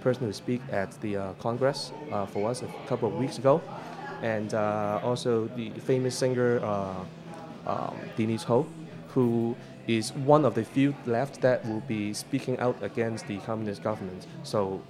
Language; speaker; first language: English; non-native, local second language; Cantonese